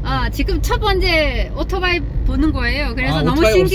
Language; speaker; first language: Korean; non-native, learner; Vietnamese